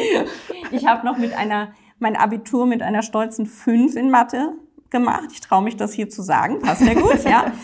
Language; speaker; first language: German; native; German